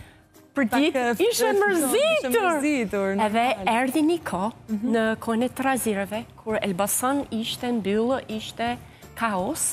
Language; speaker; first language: Albanian; non-native, fluent; English